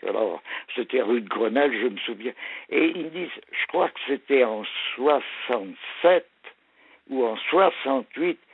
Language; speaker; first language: French; early bilingual, other home language; Polish